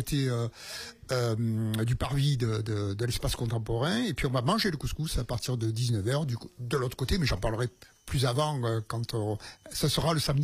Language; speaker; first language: French; native; French